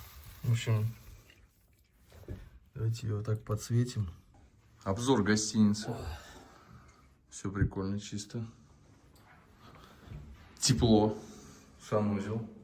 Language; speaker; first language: Russian; native; Russian